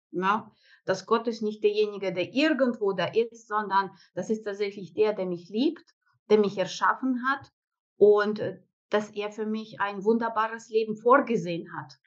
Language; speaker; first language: German; non-native, fluent; Russian